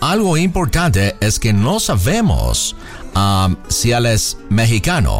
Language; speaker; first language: Spanish; native; Spanish